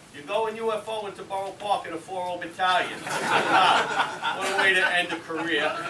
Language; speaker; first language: English; native; English